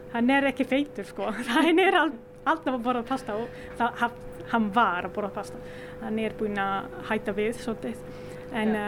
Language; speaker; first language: Icelandic; non-native, learner; Italian